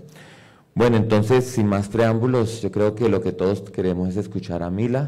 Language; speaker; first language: Spanish; native; Spanish